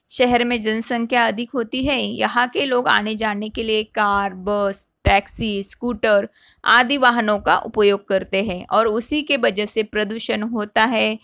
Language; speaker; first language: Hindi; non-native, local second language; Marathi